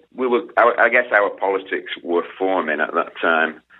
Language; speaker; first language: English; native; English